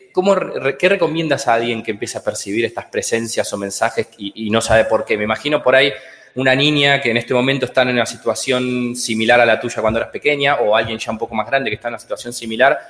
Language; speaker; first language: Spanish; native; Spanish